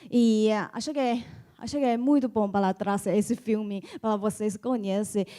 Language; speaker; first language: Portuguese; non-native, learner; Chinese